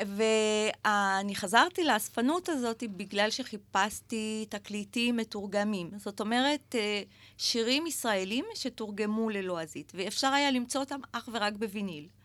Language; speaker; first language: Hebrew; native; Hebrew